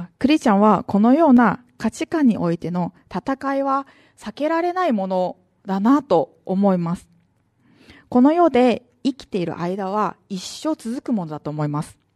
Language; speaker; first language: Japanese; non-native, fluent; Korean